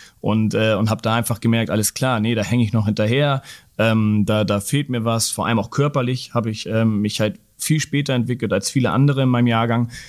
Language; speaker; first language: German; native; German